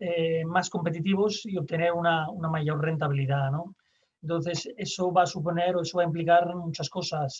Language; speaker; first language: Spanish; native; Spanish